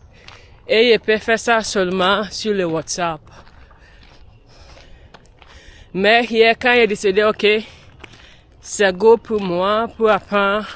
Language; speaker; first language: French; non-native, learner; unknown